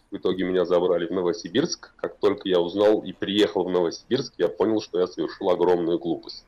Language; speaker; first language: Russian; non-native, local second language; Tatar